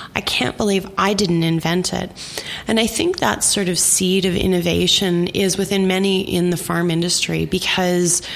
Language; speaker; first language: English; native; English